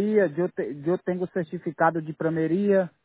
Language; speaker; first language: Spanish; non-native, learner; Portuguese